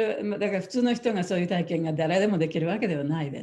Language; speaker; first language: Japanese; native; Japanese